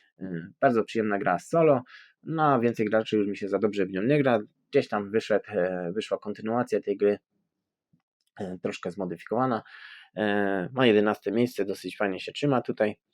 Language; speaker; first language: Polish; native; Polish